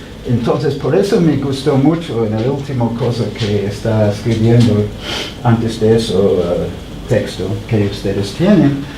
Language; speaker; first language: Spanish; non-native, fluent; English